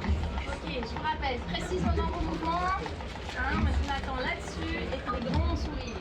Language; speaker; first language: French; native; French